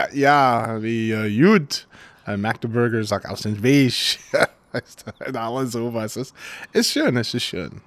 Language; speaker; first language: German; non-native, fluent; English